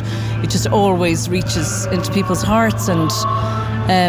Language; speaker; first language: English; native; English